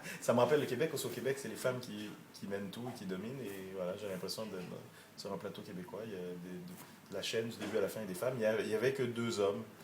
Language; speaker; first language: French; native; French